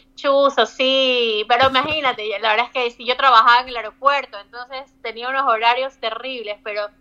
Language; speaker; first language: Spanish; native; Spanish